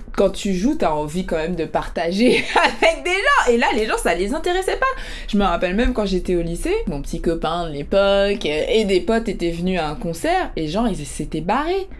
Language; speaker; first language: French; native; French